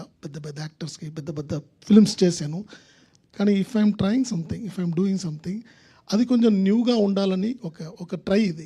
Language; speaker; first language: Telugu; non-native, learner; Tamil